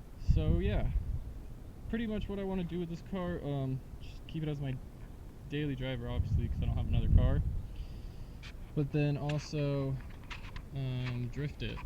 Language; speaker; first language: English; native; English